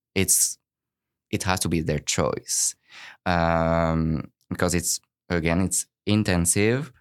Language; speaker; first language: English; non-native, fluent; French